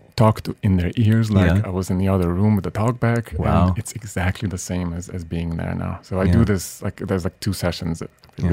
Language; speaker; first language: English; non-native, fluent; Hungarian